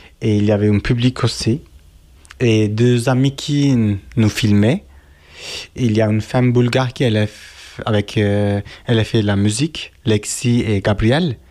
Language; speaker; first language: French; non-native, learner; Kurdish